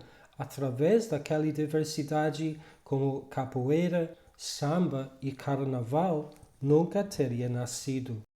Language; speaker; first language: Portuguese; non-native, fluent; English